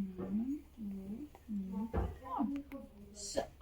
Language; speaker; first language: Dutch; non-native, learner; Filipino